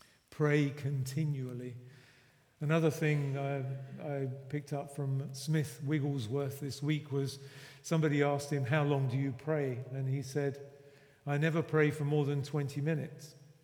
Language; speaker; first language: English; native; English